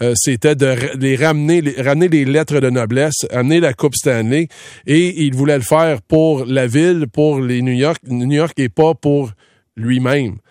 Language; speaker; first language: French; native; French